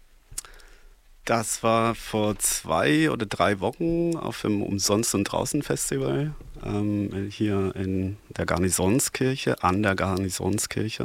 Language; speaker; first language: German; non-native, fluent; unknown